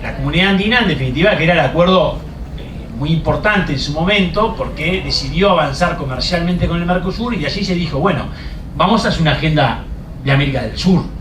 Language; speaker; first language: Spanish; native; Spanish